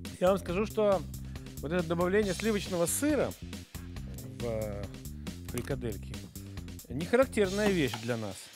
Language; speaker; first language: Russian; native; Russian